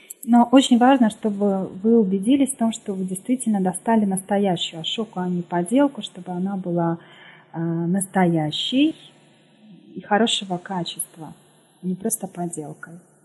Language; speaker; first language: Russian; native; Russian